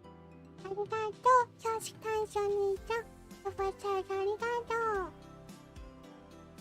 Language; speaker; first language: Japanese; non-native, learner; English